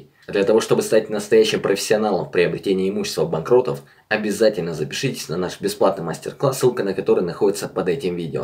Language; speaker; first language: Russian; native; Russian